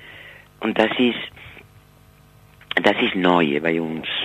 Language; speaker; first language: German; non-native, fluent; Spanish